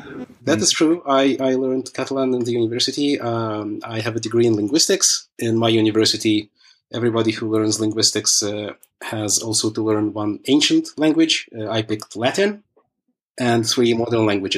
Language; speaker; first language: English; early bilingual, other home language; Russian